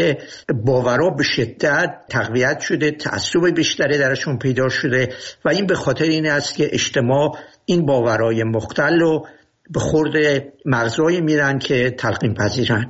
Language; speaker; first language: Persian; native; Persian